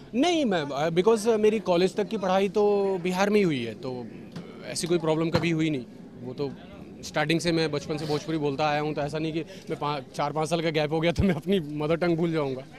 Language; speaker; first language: Hindi; non-native, local second language; Bhojpuri